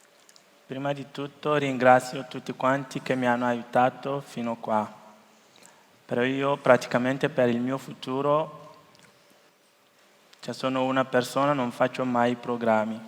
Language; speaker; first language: Italian; non-native, fluent; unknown